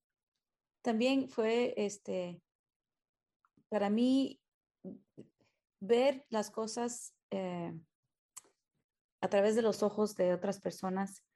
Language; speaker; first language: Spanish; early bilingual, heritage; Spanish